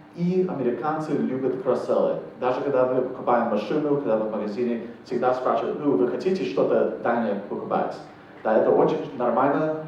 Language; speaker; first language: Russian; non-native, fluent; English